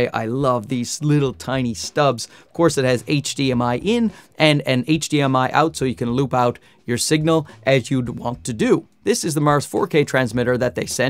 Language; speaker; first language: English; native; English